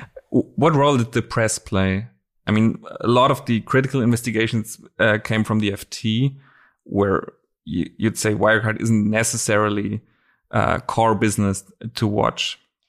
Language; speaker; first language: English; non-native, fluent; German